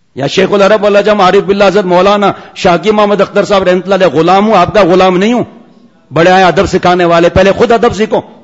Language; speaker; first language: Urdu; non-native, local second language; Memoni